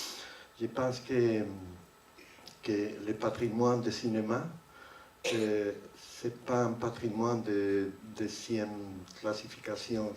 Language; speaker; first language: French; non-native, fluent; Spanish